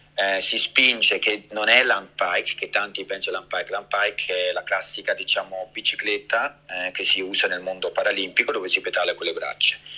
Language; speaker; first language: Italian; early bilingual, heritage; Italian